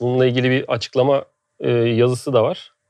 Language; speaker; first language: Turkish; native; Turkish